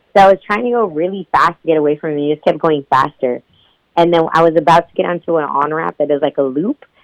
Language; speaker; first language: English; native; English